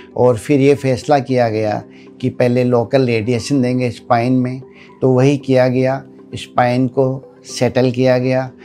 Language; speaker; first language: Hindi; native; Hindi